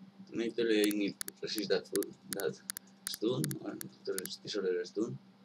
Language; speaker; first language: English; non-native, learner; Spanish